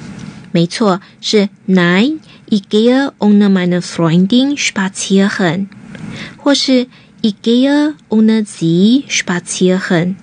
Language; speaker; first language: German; non-native, fluent; Chinese